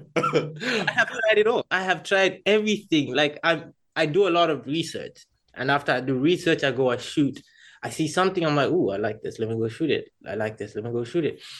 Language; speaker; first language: English; non-native, local second language; Kinyarwanda